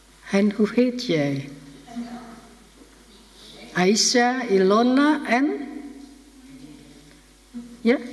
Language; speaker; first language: Dutch; non-native, fluent; Indonesian